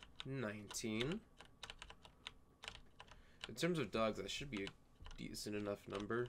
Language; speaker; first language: English; native; English